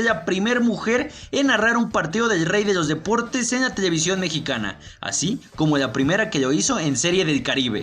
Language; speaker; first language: Spanish; native; Spanish